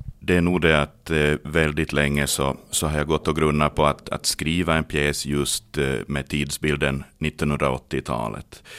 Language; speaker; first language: Swedish; native; Swedish